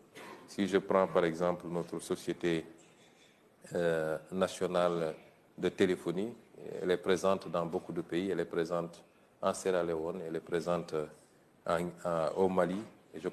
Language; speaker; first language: French; non-native, local second language; Wolof